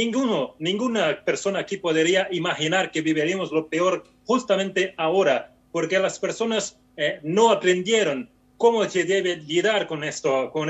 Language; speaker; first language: Spanish; non-native, fluent; Portuguese